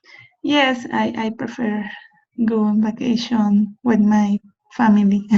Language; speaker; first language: English; non-native, learner; Spanish